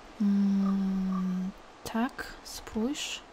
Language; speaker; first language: Polish; native; Polish